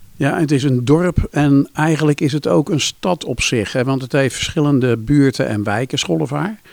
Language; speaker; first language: Dutch; native; Dutch